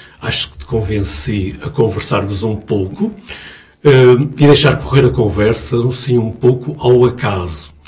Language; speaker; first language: Portuguese; native; Portuguese